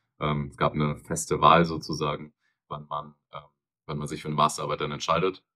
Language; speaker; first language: German; native; German